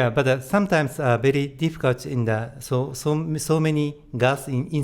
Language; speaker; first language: English; non-native, learner; Japanese